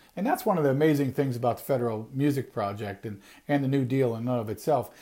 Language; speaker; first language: English; native; English